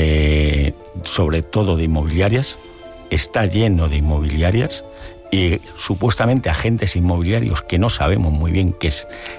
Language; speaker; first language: Spanish; native; Spanish